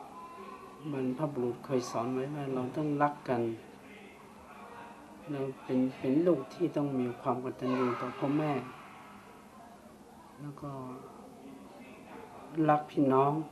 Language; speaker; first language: Thai; non-native, local second language; Hmong